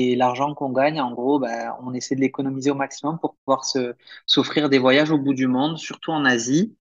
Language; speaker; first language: French; native; French